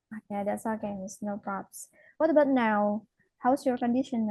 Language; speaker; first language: English; non-native, fluent; Indonesian